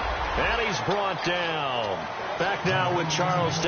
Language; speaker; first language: English; native; English